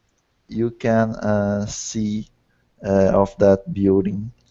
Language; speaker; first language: English; non-native, learner; Portuguese